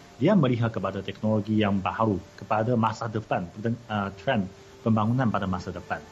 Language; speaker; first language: Malay; non-native, fluent; Chinese